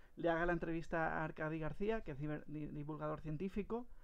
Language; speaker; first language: Spanish; native; Spanish